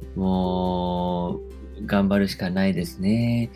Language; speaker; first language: Japanese; non-native, fluent; Chinese